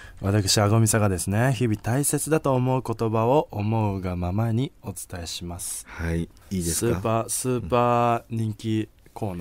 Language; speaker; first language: Japanese; native; Japanese